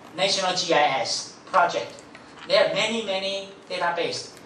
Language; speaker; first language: English; non-native, fluent; Chinese